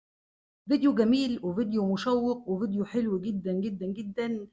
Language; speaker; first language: Arabic; native; Arabic